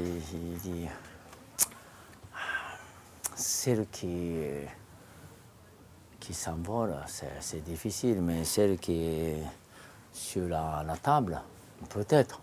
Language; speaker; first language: French; non-native, fluent; Japanese